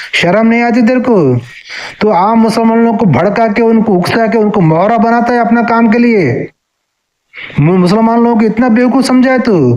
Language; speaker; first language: Hindi; non-native, local second language; Telugu